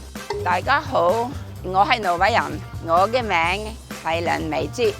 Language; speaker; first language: Cantonese; non-native, fluent; Norwegian